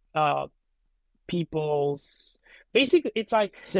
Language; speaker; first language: English; non-native, fluent; Italian